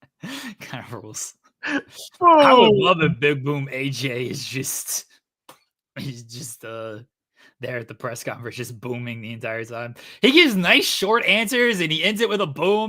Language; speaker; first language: English; native; English